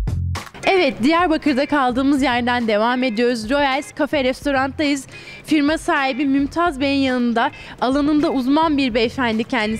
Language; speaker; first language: Turkish; native; Turkish